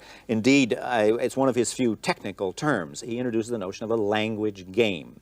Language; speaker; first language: English; native; English